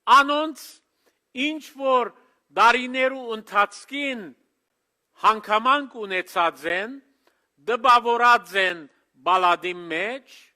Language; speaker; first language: Armenian; early bilingual, heritage; Armenian